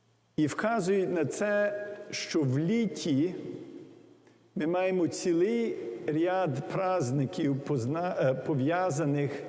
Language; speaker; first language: Ukrainian; early bilingual, heritage; English